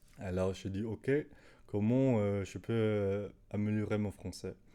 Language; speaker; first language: French; non-native, learner; Danish